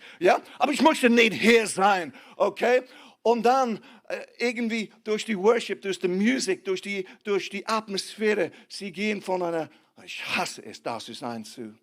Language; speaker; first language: German; non-native, fluent; English